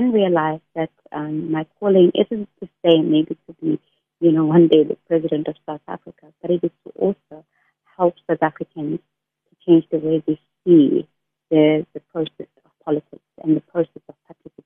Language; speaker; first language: English; non-native, local second language; Xhosa